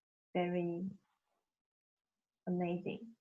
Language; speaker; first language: English; non-native, learner; Chinese